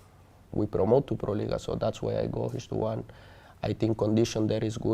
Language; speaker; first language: English; non-native, learner; Spanish